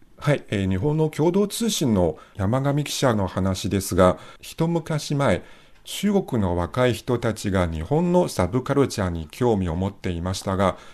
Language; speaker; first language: Japanese; non-native, fluent; Chinese